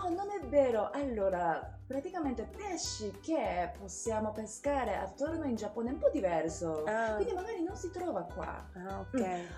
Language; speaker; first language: Italian; non-native, learner; Japanese